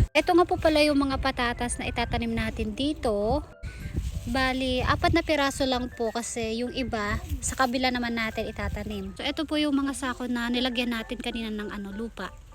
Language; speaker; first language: Filipino; non-native, local second language; Iloko